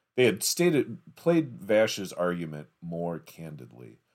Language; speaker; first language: English; native; English